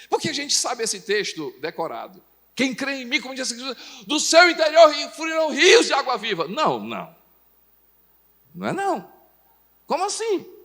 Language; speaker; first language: Portuguese; native; Portuguese